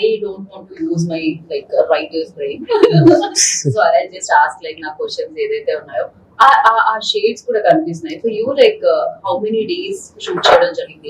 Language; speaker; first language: Telugu; native; Telugu